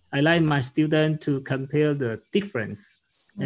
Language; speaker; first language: English; non-native, learner; Chinese